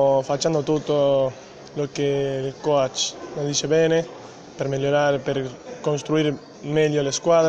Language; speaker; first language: Italian; non-native, learner; Spanish